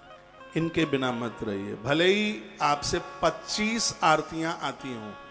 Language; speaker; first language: Hindi; native; Hindi